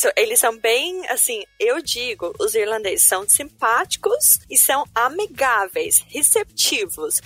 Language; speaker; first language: Portuguese; non-native, fluent; English